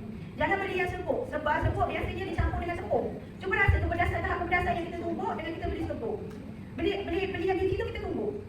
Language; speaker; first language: Malay; native; Malay